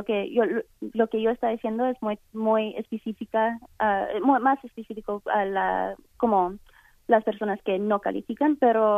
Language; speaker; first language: Spanish; early bilingual, heritage; Spanish